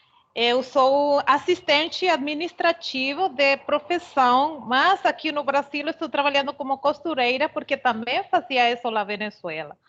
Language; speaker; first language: Portuguese; non-native, fluent; Spanish